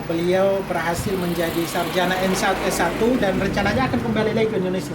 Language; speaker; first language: Indonesian; native; Indonesian